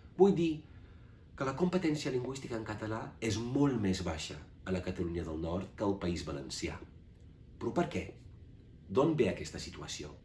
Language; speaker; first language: Catalan; non-native, fluent; English